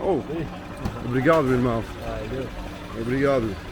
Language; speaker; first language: Portuguese; non-native, learner; English